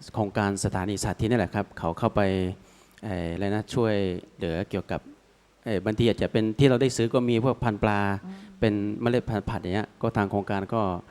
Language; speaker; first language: Thai; native; Thai